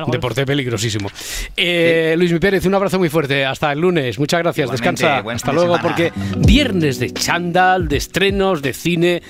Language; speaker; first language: Spanish; native; Spanish